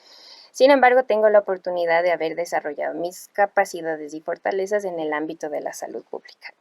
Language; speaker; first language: Spanish; native; Spanish